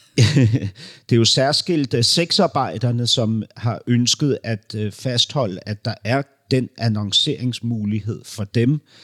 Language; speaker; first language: Danish; native; Danish